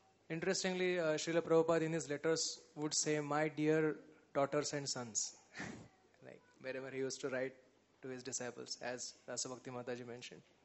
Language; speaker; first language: English; non-native, local second language; Marathi